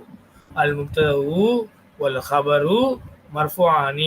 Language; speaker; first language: Arabic; non-native, fluent; Tamil